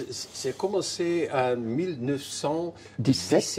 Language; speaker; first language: French; non-native, fluent; Dutch